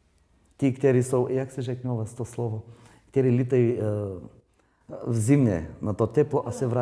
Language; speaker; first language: Czech; non-native, learner; Bulgarian